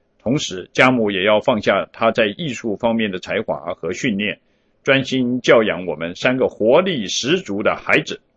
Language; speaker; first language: Chinese; early bilingual, heritage; Chinese